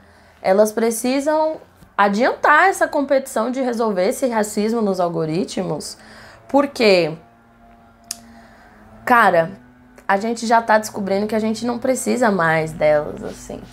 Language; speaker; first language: Portuguese; native; Portuguese